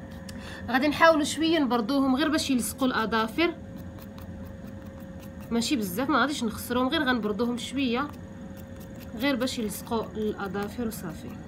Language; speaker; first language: Arabic; native; Arabic